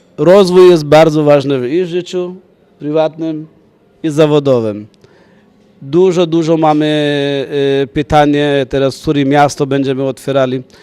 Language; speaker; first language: Polish; non-native, fluent; Punjabi